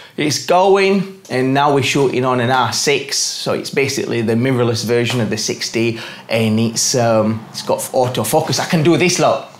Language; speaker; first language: English; native; English